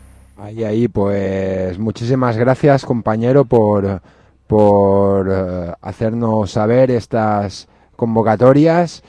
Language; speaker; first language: Spanish; native; Spanish